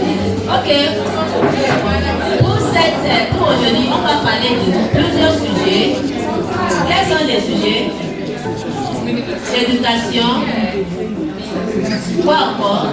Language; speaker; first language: French; non-native, learner; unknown